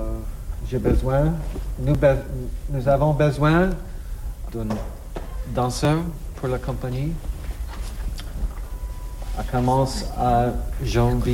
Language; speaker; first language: French; non-native, learner; English